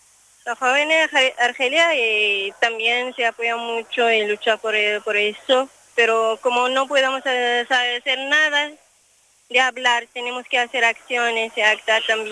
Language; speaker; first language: Spanish; non-native, learner; Arabic